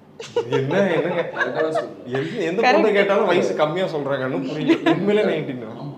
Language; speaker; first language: Tamil; native; Tamil